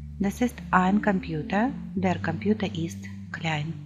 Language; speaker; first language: German; non-native, fluent; Ukrainian